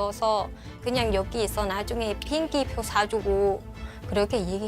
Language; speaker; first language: Korean; non-native, learner; Vietnamese